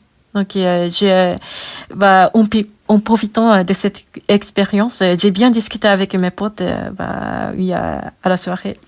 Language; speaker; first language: French; non-native, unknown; Japanese